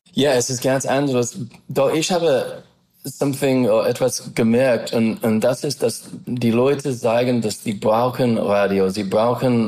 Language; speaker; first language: German; non-native, learner; English